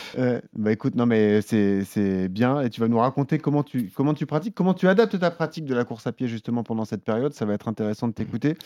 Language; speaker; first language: French; native; French